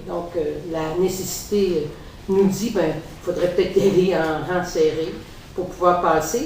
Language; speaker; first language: French; native; French